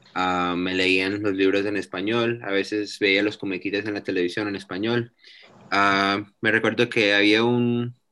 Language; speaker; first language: Spanish; early bilingual, heritage; Spanish